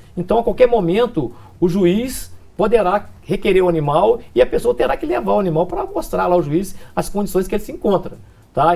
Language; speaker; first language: Portuguese; native; Portuguese